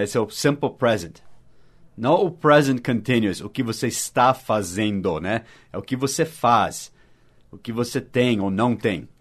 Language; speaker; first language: Portuguese; non-native, fluent; English